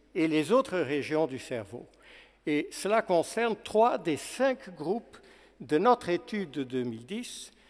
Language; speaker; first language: French; non-native, fluent; Portuguese